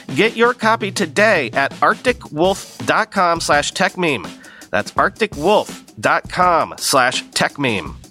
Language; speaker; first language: English; native; English